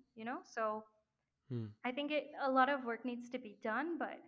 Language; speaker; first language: English; non-native, fluent; French